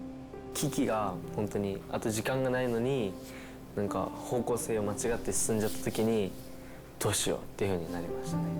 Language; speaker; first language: Japanese; native; Japanese